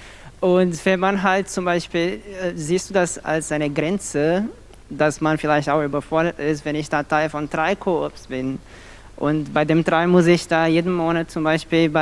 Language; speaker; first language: German; non-native, fluent; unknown